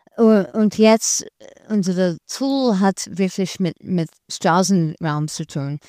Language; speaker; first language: German; non-native, learner; English